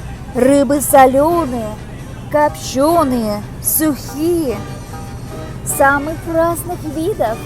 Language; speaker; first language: Russian; non-native, local second language; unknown